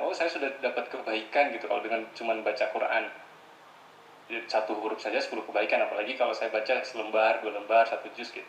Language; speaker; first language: Malay; native; Malay